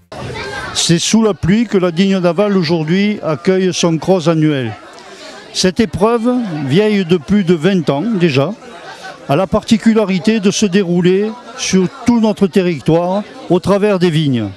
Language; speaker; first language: French; native; French